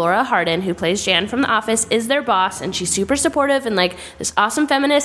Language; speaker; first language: English; native; English